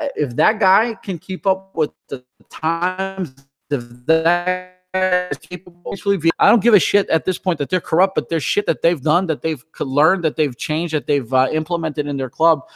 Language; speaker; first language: English; early bilingual, other home language; Portuguese